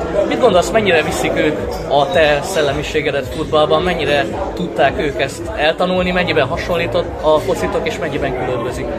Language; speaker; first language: Hungarian; native; Hungarian